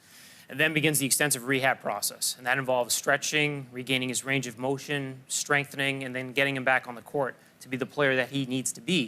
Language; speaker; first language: English; native; English